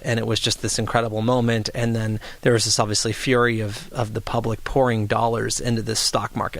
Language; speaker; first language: English; native; English